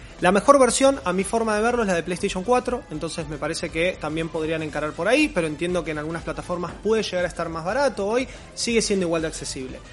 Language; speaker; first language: Spanish; native; Spanish